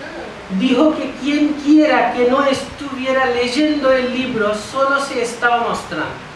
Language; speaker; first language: Spanish; non-native, fluent; Bangla